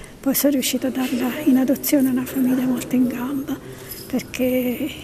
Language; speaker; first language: Italian; native; Italian